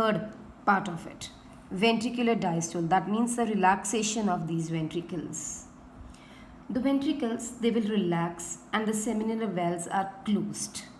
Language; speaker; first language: English; non-native, local second language; Hindi